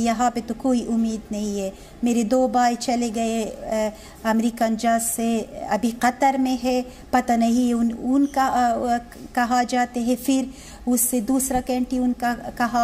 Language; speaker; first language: Hindi; non-native, learner; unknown